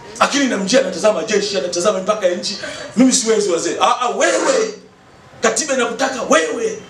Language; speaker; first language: Swahili; native; Swahili